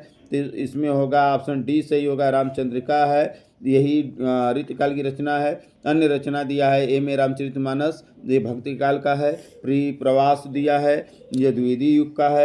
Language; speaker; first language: Hindi; native; Hindi